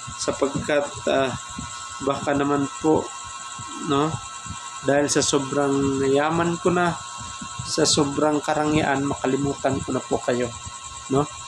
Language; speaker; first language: Filipino; non-native, local second language; Cebuano